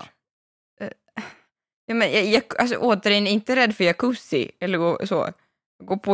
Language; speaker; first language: Swedish; native; Swedish